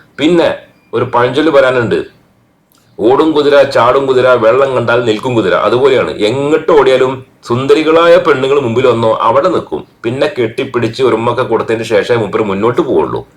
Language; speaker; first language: Malayalam; native; Malayalam